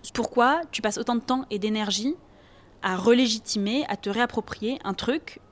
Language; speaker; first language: French; native; French